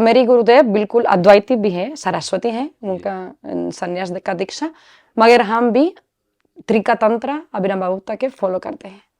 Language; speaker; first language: Hindi; non-native, learner; Spanish